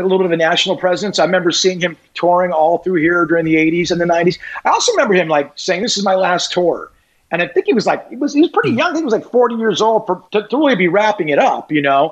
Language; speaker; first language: English; native; English